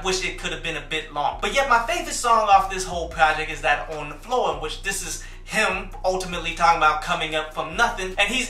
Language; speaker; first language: English; native; English